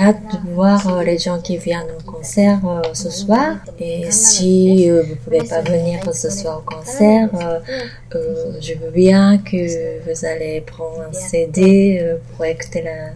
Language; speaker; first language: French; non-native, fluent; Japanese